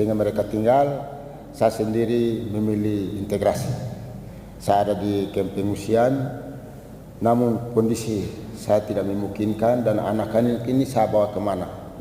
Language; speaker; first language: Indonesian; non-native, local second language; Tetum